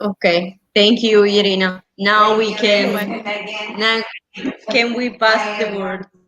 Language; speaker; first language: English; non-native, fluent; Italian